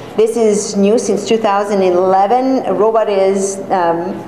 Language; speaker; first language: English; non-native, fluent; Serbian